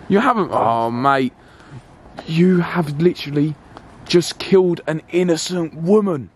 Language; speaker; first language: English; native; English